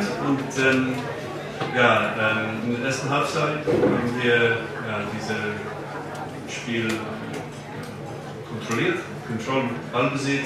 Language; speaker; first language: German; non-native, learner; English